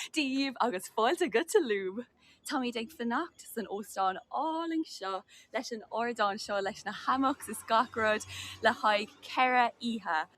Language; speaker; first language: Irish; non-native, local second language; English